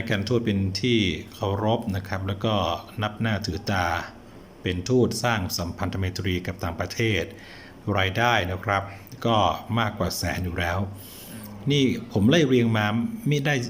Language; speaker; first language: Thai; native; Thai